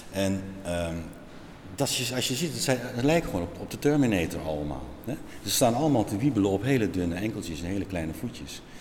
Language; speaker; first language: Dutch; native; Dutch